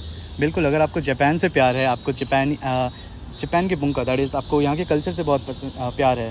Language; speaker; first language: Hindi; native; Hindi